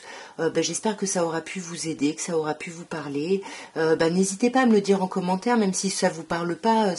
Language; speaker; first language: French; native; French